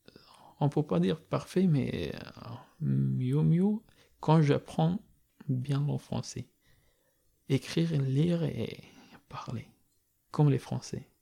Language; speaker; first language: French; non-native, learner; Persian